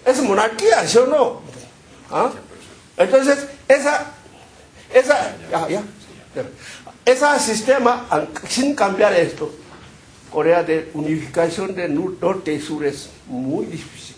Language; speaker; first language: Spanish; non-native, fluent; Korean